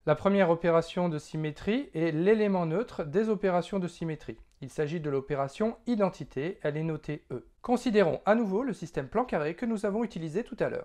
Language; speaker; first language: French; native; French